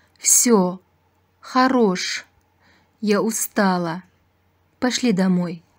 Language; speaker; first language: Russian; non-native, fluent; Uzbek